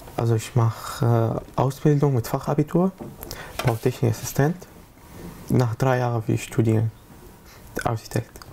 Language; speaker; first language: German; non-native, learner; Arabic